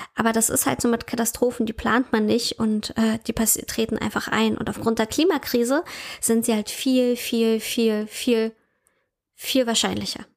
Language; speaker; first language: German; early bilingual, other home language; Russian